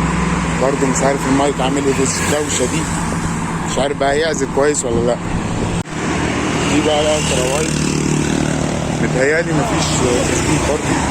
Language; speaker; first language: Arabic; native; Arabic